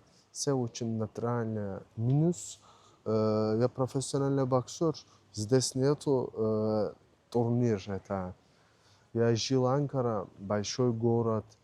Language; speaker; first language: Russian; non-native, learner; Turkish